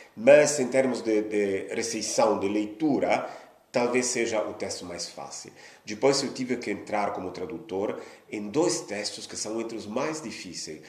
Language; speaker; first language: Portuguese; non-native, fluent; Italian